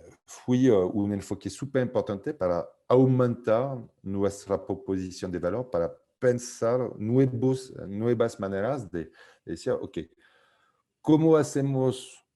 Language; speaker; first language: Spanish; non-native, fluent; French